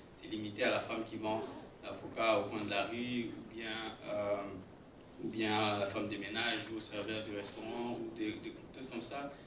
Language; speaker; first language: French; non-native, local second language; Swahili